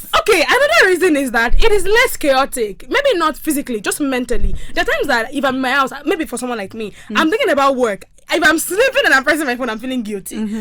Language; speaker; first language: English; non-native, local second language; Yoruba